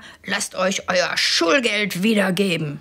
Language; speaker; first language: German; native; German